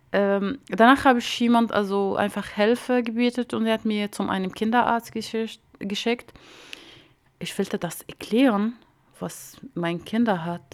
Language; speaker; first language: German; non-native, learner; Arabic